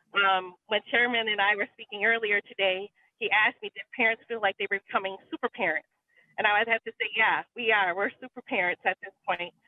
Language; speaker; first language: English; native; English